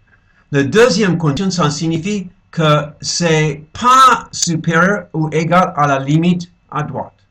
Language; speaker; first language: French; non-native, fluent; English